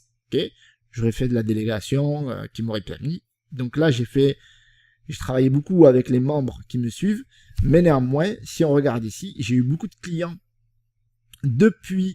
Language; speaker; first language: French; native; French